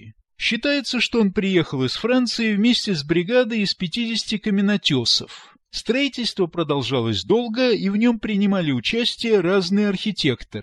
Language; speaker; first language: Russian; native; Russian